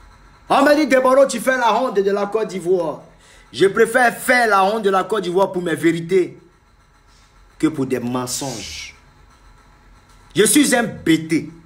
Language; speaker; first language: French; native; French